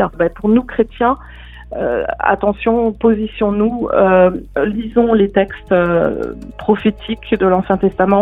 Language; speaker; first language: French; native; French